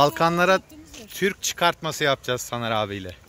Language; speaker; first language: Turkish; native; Turkish